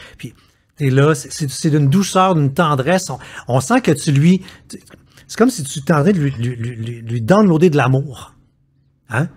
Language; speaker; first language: French; native; French